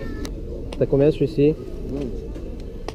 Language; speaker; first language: French; native; French